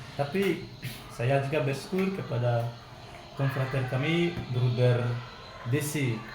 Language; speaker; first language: Indonesian; non-native, fluent; Malagasy